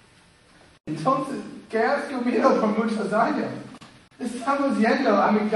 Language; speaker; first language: Spanish; non-native, learner; English